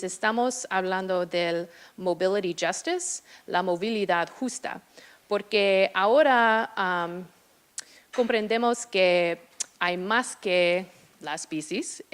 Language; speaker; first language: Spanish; non-native, fluent; English